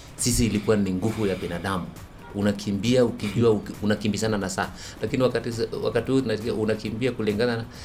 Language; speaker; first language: Swahili; non-native, local second language; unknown